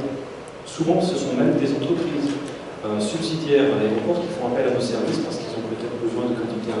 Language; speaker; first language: French; native; French